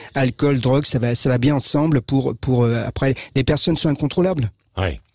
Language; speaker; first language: French; native; French